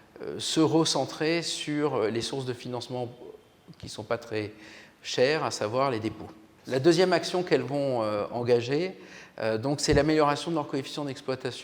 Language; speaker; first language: French; native; French